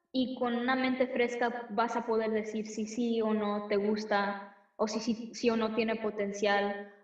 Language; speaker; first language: Spanish; early bilingual, heritage; Spanish